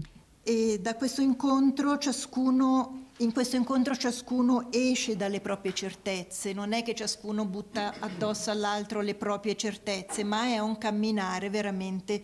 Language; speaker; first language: Italian; native; Italian